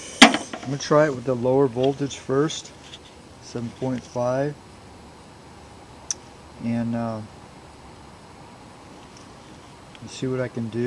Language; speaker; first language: English; native; English